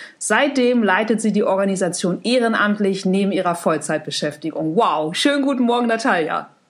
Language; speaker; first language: German; native; German